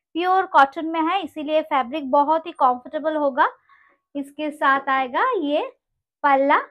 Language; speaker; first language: Hindi; non-native, local second language; Bangla